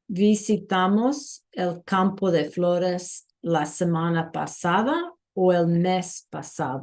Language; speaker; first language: Spanish; non-native, fluent; English